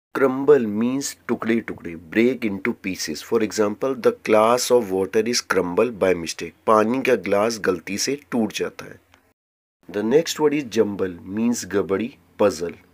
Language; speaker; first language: Hindi; native; Hindi